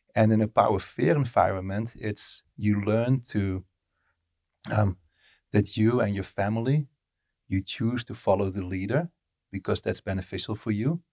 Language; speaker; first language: English; non-native, fluent; Dutch